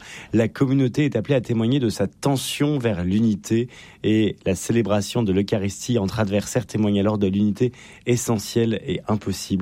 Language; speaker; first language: French; native; French